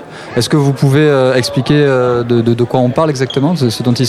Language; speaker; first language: French; native; French